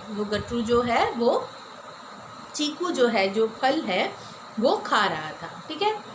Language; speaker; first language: Hindi; non-native, local second language; Bangla